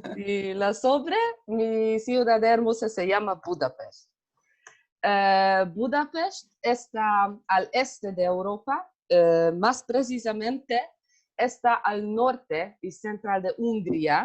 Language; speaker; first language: Spanish; non-native, learner; Hungarian